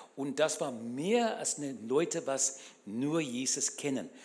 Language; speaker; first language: German; non-native, learner; English